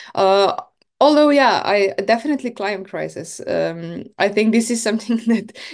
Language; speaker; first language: English; non-native, fluent; Slovenian